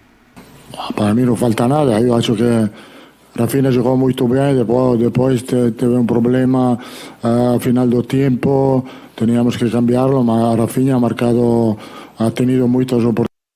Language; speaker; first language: Spanish; non-native, fluent; Italian